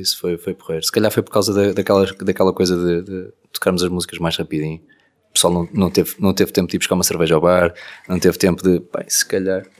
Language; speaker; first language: Portuguese; native; Portuguese